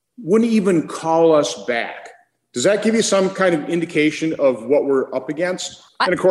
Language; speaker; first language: English; native; English